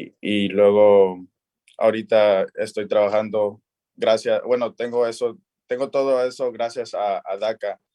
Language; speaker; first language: Spanish; early bilingual, other home language; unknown